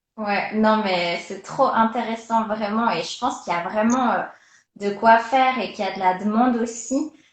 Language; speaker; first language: French; native; French